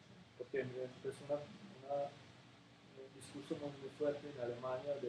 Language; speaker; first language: Spanish; non-native, learner; Serbian